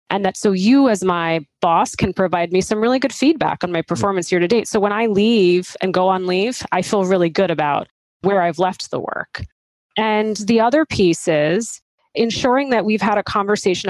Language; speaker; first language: English; native; English